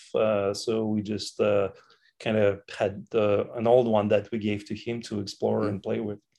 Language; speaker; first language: English; non-native, fluent; Russian